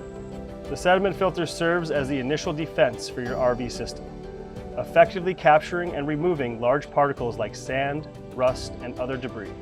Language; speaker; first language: English; native; English